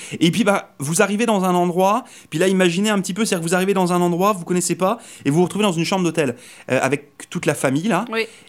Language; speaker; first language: French; native; French